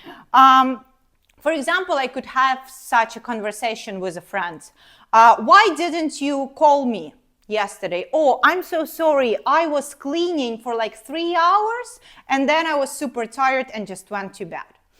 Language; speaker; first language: English; non-native, fluent; Ukrainian